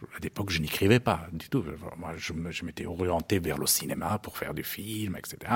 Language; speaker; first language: French; non-native, fluent; Persian